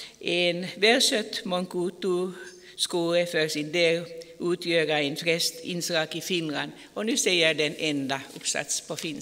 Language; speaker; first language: Swedish; non-native, fluent; Finnish